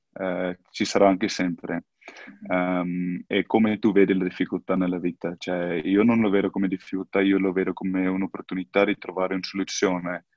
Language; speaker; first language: Italian; non-native, fluent; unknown